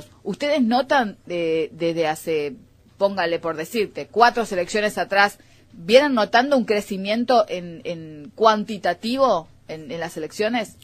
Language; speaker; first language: Spanish; native; Spanish